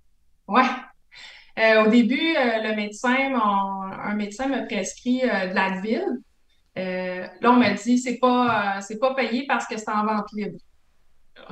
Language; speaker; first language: French; native; French